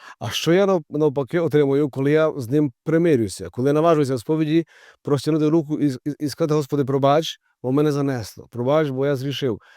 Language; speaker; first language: Ukrainian; native; Ukrainian